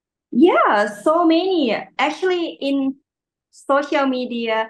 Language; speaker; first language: English; non-native, learner; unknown